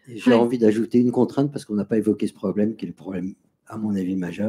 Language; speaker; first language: French; native; French